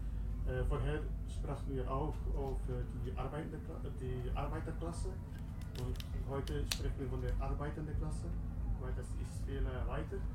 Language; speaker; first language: German; non-native, learner; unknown